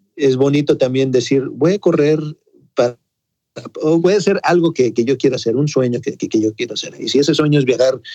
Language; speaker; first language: Spanish; native; Spanish